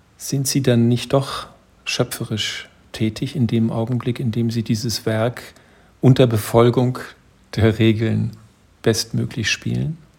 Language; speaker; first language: German; native; German